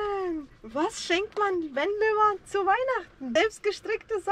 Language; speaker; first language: German; native; German